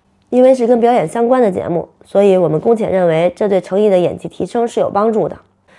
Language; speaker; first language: Chinese; native; Chinese